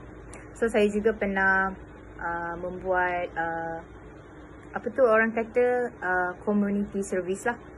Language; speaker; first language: Malay; native; Malay